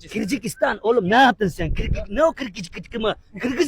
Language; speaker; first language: Turkish; non-native, learner; Kyrgyz